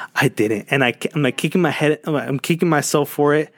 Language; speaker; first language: English; early bilingual, other home language; Spanish